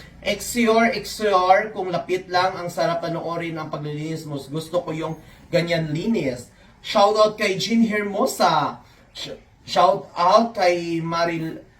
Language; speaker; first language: Filipino; non-native, local second language; Cebuano